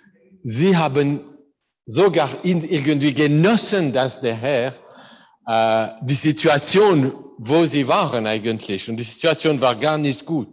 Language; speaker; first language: German; non-native, learner; English